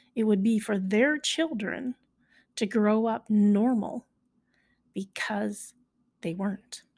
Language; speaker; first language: English; native; English